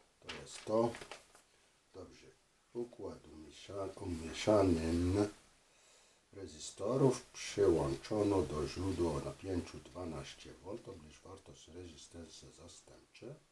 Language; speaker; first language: Polish; non-native, fluent; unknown